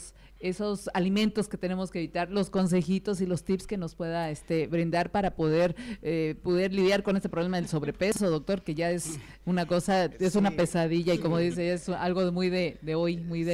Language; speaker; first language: Spanish; native; Spanish